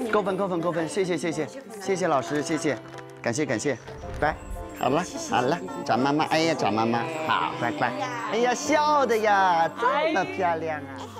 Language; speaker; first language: Chinese; native; Chinese